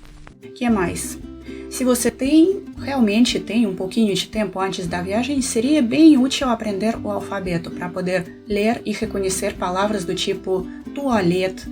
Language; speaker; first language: Portuguese; non-native, fluent; Russian